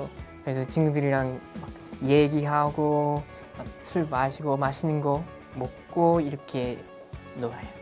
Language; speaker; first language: Korean; non-native, fluent; English